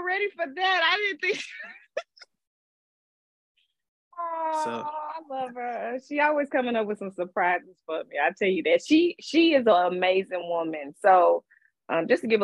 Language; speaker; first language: English; native; English